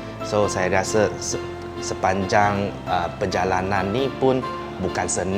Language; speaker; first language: Malay; native; Malay